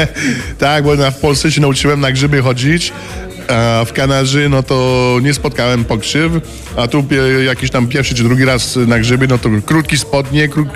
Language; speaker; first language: Polish; non-native, fluent; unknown